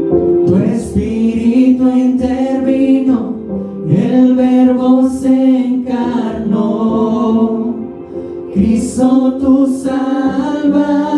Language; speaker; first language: Spanish; native; Spanish